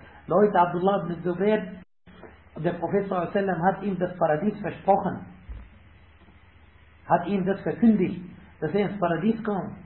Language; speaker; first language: German; non-native, fluent; Arabic